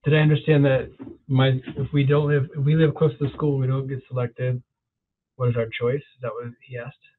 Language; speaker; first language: English; native; English